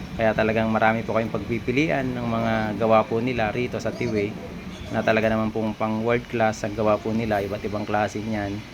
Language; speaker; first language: Filipino; non-native, local second language; Bikol